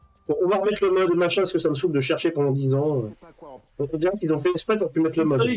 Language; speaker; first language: French; native; French